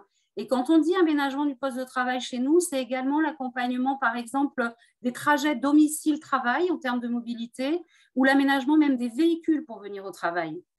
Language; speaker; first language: French; native; French